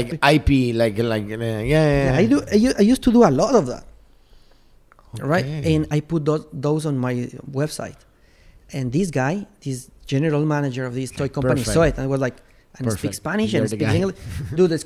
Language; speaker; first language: English; non-native, fluent; Spanish